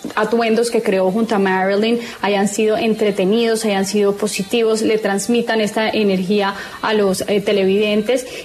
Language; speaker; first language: Spanish; native; Spanish